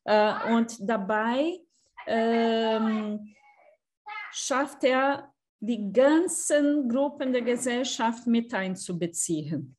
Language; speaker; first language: German; non-native, fluent; Portuguese